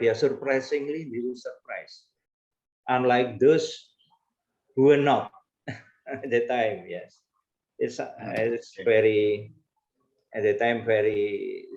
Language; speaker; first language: English; non-native, learner; Indonesian